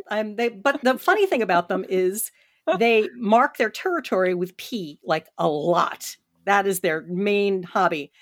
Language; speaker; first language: English; native; English